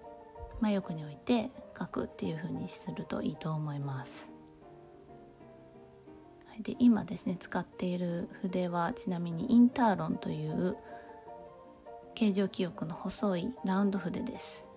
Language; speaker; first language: Japanese; native; Japanese